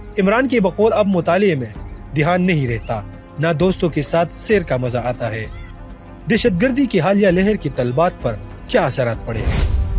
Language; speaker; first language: Urdu; non-native, local second language; Pashto